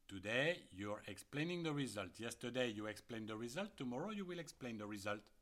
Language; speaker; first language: English; non-native, fluent; French